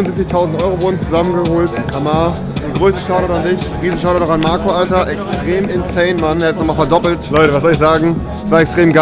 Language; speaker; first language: German; native; German